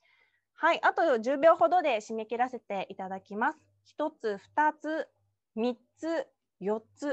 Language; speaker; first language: Japanese; native; Japanese